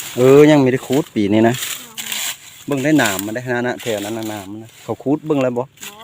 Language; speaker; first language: Thai; native; Thai